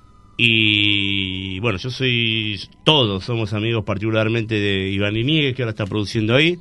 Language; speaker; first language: Spanish; native; Spanish